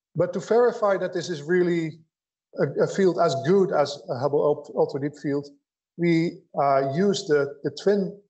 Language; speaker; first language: English; non-native, fluent; Dutch